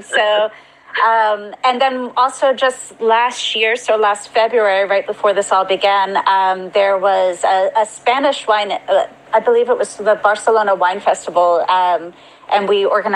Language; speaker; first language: English; native; English